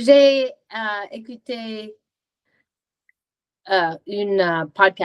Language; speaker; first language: French; non-native, learner; English